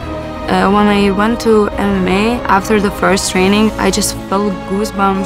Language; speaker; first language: English; non-native, fluent; Lithuanian